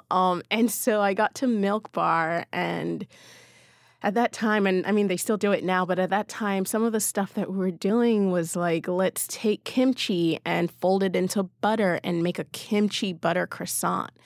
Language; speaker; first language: English; non-native, local second language; Yoruba